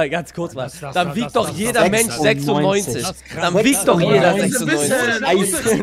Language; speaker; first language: German; native; German